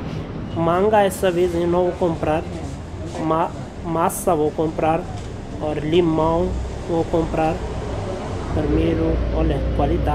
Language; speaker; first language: Portuguese; non-native, learner; Hindi